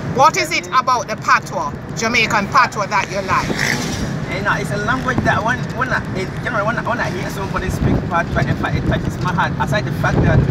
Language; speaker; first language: English; non-native, local second language; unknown